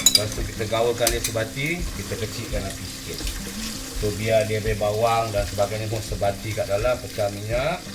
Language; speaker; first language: Malay; native; Malay